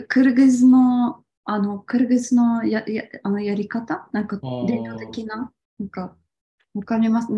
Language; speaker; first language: Japanese; non-native, fluent; Tatar